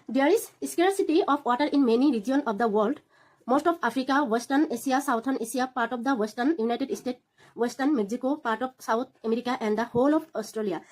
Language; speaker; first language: English; non-native, local second language; Assamese